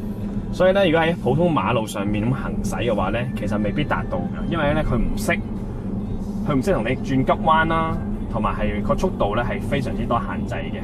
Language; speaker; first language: Cantonese; native; Cantonese